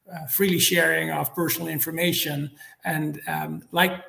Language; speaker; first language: English; non-native, fluent; Dutch